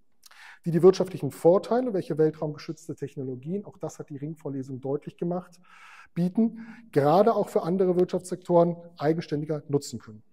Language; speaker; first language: German; native; German